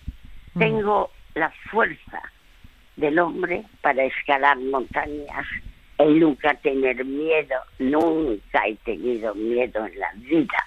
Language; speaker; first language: Spanish; early bilingual, other home language; French